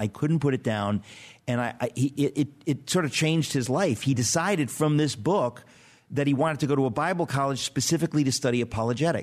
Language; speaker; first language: English; native; English